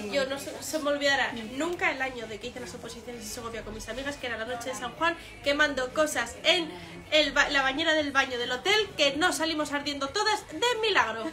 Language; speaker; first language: Spanish; native; Spanish